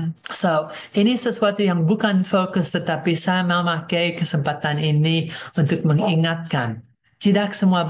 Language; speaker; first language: Indonesian; non-native, fluent; English